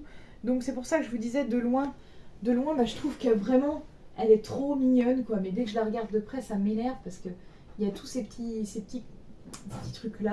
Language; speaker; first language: French; native; French